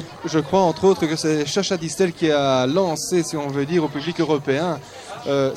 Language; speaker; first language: French; native; French